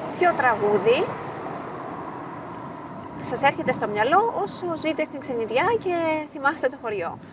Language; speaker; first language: Greek; native; Greek